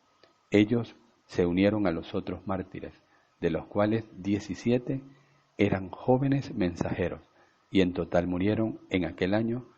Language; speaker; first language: Spanish; native; Spanish